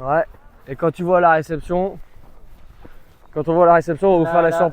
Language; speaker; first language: French; native; French